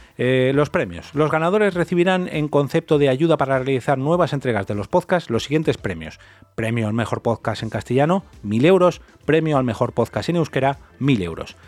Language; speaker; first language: Spanish; native; Spanish